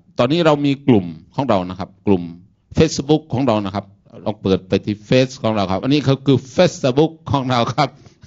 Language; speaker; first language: Thai; non-native, local second language; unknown